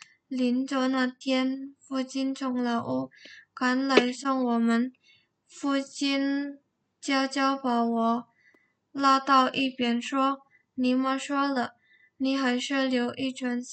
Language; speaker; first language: Chinese; non-native, learner; Indonesian